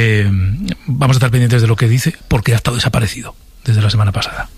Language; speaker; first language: Spanish; native; Spanish